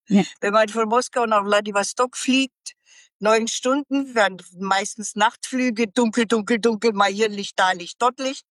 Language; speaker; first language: German; native; German